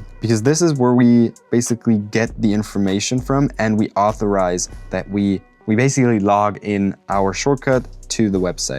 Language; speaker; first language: English; non-native, fluent; German